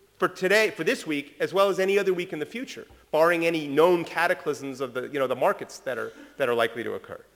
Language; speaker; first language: English; early bilingual, other home language; French